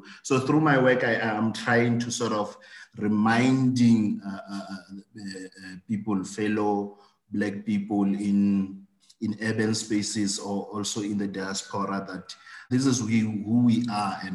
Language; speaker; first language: English; non-native, local second language; Southern Sotho